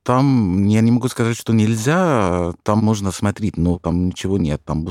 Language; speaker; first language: Russian; non-native, fluent; Arabic